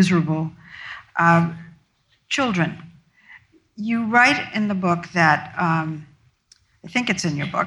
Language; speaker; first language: English; native; English